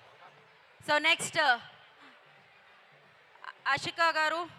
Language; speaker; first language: Telugu; native; Telugu